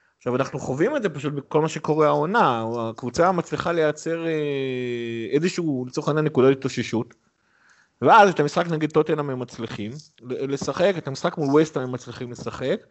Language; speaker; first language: Hebrew; native; Hebrew